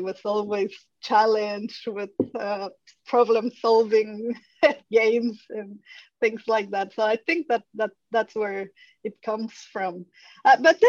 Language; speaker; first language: English; non-native, fluent; Spanish